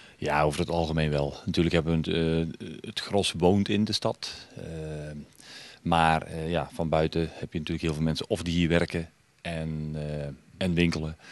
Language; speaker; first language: Dutch; native; Dutch